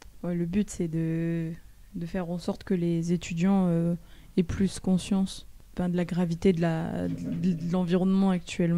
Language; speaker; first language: French; native; French